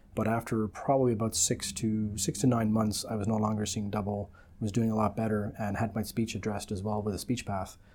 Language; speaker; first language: English; native; English